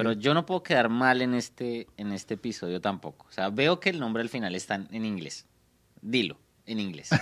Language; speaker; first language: Spanish; native; Spanish